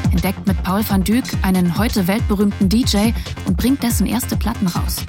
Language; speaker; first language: German; native; German